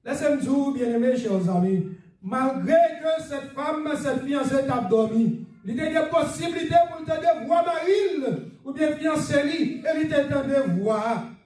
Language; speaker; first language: French; non-native, learner; English